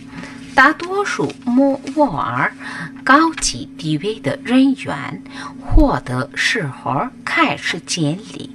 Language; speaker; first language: Chinese; non-native, fluent; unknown